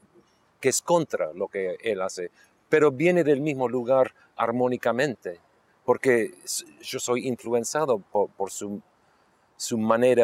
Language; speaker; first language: Spanish; non-native, local second language; English